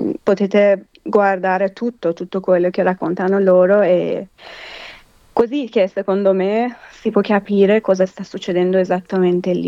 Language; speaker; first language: Italian; non-native, fluent; Persian